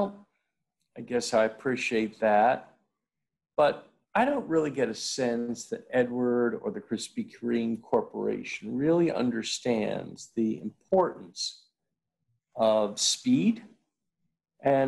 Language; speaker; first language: English; native; English